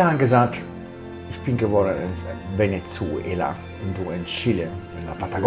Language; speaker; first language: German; non-native, fluent; Spanish